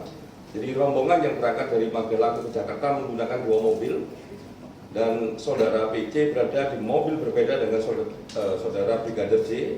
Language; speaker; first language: Indonesian; native; Indonesian